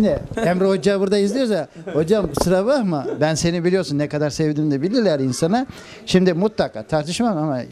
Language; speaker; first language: Turkish; native; Turkish